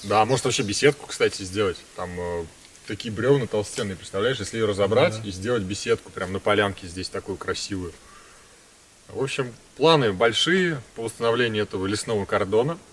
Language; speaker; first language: Russian; native; Russian